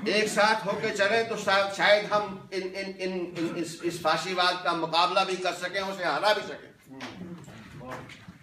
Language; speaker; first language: Hindi; non-native, local second language; Kashmiri